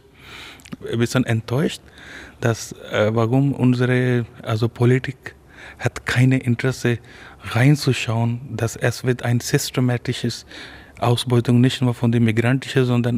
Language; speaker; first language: German; non-native, fluent; Urdu